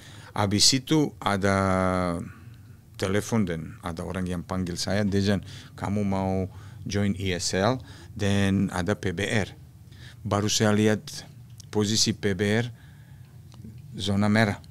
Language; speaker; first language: Indonesian; non-native, fluent; Serbian